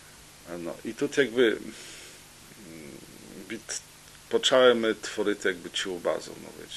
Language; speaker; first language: Polish; non-native, local second language; Rusyn